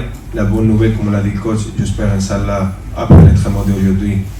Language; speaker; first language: French; non-native, fluent; Spanish